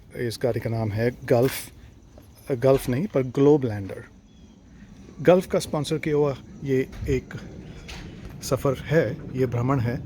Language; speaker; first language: Hindi; non-native, local second language; Tamil